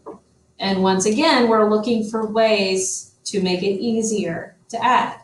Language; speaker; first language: English; native; English